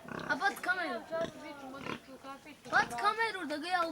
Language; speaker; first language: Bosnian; early bilingual, heritage; English